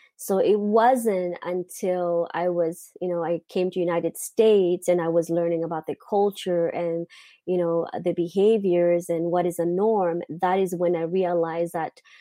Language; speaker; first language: English; non-native, fluent; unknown